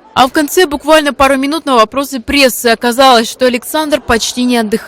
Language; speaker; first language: Russian; native; Russian